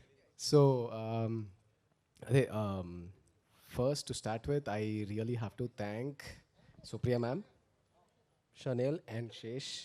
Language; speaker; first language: Telugu; early bilingual, heritage; Telugu